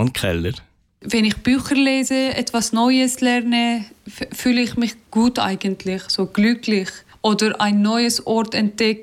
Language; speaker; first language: German; non-native, learner; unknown